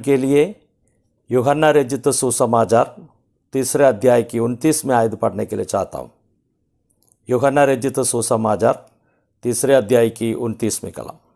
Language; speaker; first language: Hindi; non-native, local second language; Malayalam